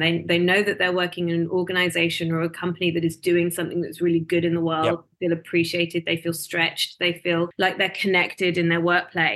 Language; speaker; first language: English; native; English